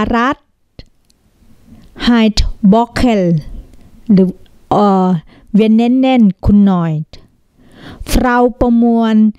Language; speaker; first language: German; non-native, learner; Thai